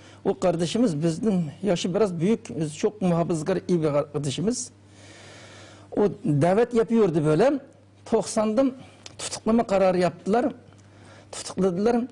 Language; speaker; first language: Turkish; non-native, learner; Uyghur